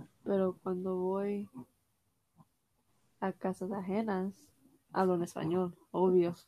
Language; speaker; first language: Spanish; early bilingual, heritage; Spanish